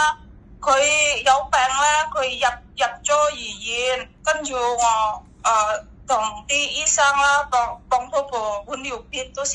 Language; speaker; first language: Cantonese; non-native, learner; Indonesian